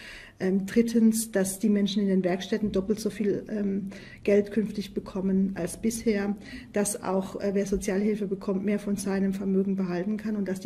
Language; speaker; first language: German; native; German